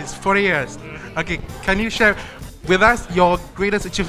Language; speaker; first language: English; non-native, learner; Malay